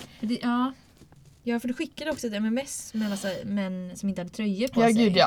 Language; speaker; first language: Swedish; native; Swedish